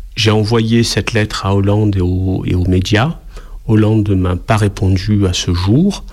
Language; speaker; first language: French; native; French